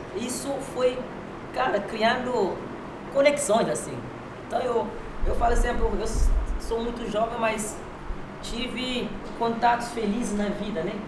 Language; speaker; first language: Portuguese; non-native, local second language; Kabuverdianu